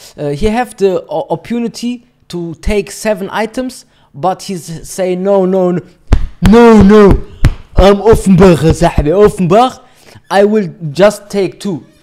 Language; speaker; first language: English; non-native, learner; German